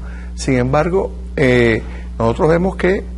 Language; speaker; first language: Spanish; native; Spanish